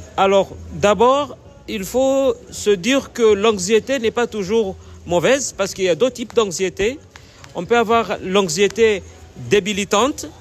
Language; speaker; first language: French; non-native, fluent; Swahili